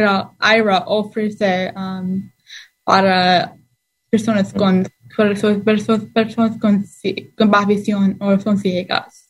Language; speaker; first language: Spanish; non-native, learner; English